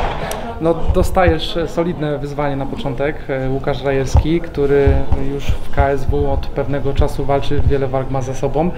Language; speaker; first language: Polish; native; Polish